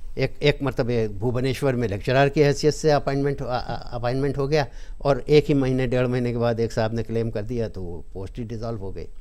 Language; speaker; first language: Urdu; native; Urdu